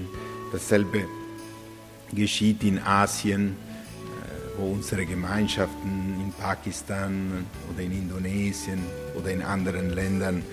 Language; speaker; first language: German; non-native, fluent; Italian